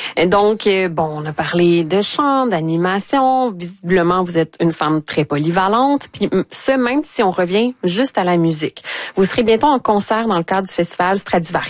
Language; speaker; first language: French; native; French